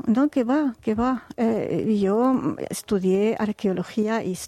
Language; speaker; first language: Spanish; non-native, fluent; Arabic